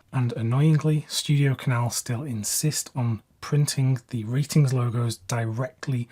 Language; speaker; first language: English; native; English